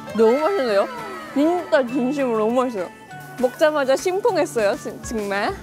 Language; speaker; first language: Korean; non-native, fluent; Indonesian